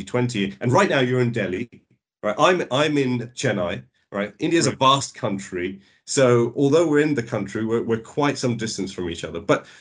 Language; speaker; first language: English; native; English